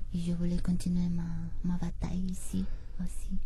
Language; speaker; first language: French; non-native, fluent; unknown